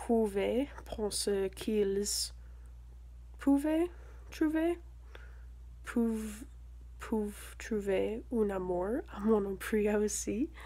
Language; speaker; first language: French; non-native, learner; English